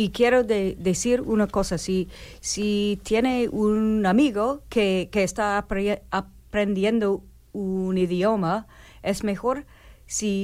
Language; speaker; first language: Spanish; non-native, learner; English